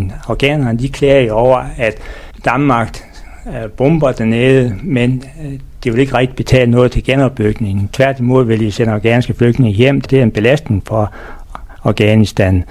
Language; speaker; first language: Danish; native; Danish